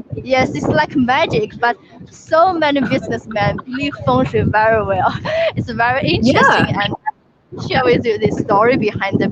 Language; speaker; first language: English; non-native, fluent; Chinese